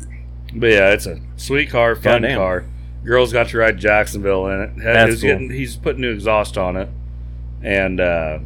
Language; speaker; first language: English; native; English